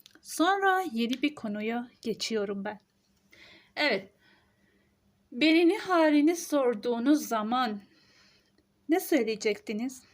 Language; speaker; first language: Turkish; non-native, fluent; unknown